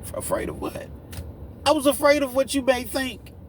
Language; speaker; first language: English; native; English